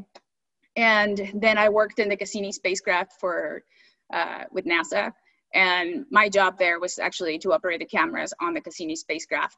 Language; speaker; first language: English; early bilingual, other home language; Spanish